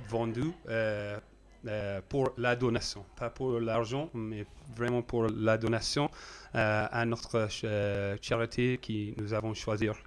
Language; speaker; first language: French; non-native, learner; English